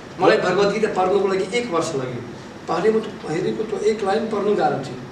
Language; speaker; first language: Nepali; non-native, fluent; Russian